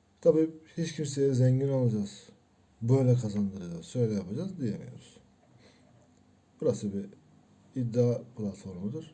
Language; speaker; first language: Turkish; native; Turkish